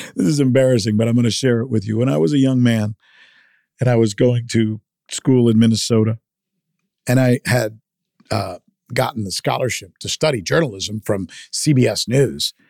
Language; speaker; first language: English; early bilingual, other home language; Spanish